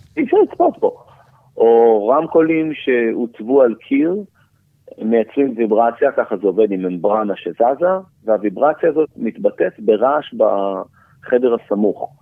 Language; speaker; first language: Hebrew; native; Hebrew